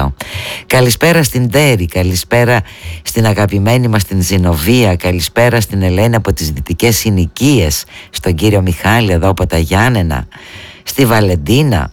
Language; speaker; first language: Greek; native; Greek